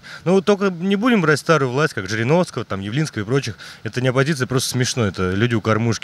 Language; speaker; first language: Russian; native; Russian